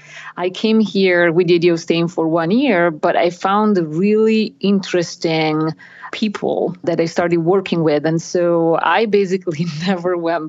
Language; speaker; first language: English; non-native, fluent; Italian